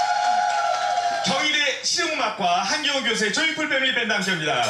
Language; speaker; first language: Korean; native; Korean